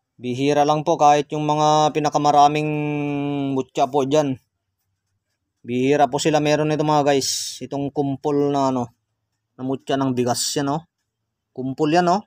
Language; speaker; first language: Filipino; non-native, local second language; Iloko